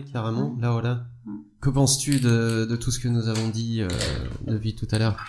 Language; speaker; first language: French; native; French